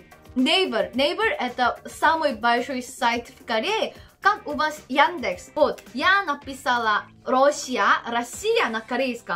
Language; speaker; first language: Russian; non-native, learner; Korean